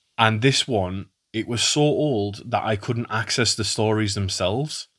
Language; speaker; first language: English; native; English